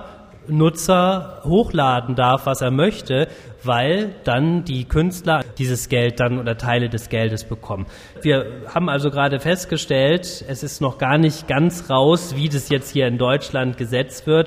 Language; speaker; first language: German; native; German